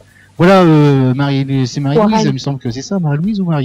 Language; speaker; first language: French; native; French